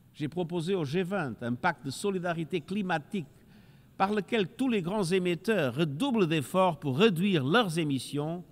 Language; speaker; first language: French; non-native, fluent; Portuguese